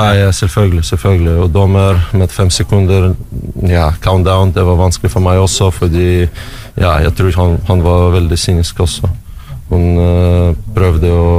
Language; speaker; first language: Norwegian; non-native, learner; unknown